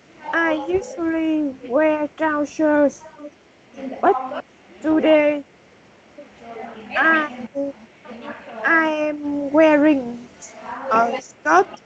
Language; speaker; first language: English; non-native, learner; Vietnamese